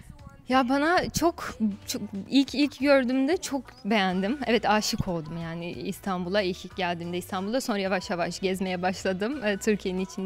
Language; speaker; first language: Turkish; non-native, fluent; Portuguese